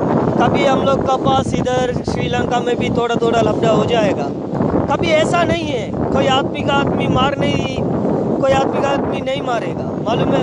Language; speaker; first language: Hindi; non-native, learner; Tamil